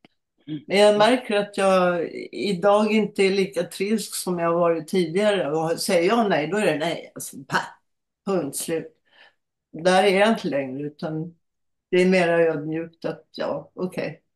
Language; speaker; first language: Swedish; native; Swedish